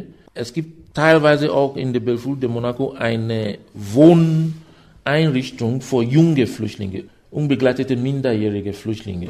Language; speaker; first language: German; non-native, fluent; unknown